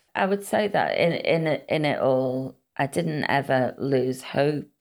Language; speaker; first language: English; non-native, local second language; Welsh